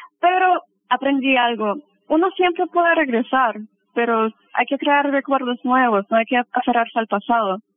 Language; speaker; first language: Spanish; early bilingual, heritage; Spanish